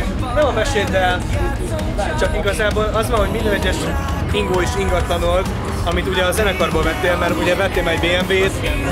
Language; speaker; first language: Hungarian; native; Hungarian